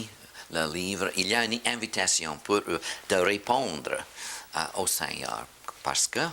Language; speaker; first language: French; non-native, fluent; English